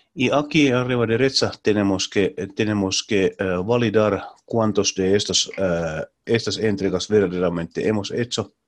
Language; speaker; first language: Spanish; non-native, learner; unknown